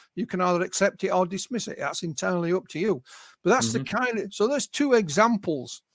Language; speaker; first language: English; native; English